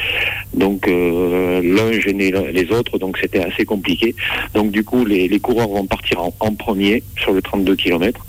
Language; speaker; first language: French; native; French